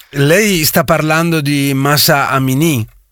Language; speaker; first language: Italian; native; Italian